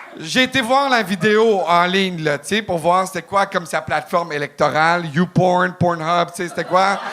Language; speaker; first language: French; non-native, local second language; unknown